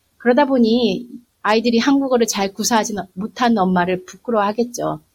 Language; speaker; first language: Korean; native; Korean